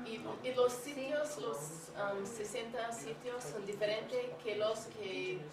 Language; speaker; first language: Spanish; non-native, learner; English